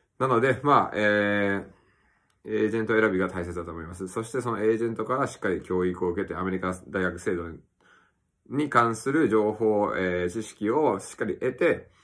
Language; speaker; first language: Japanese; early bilingual, other home language; English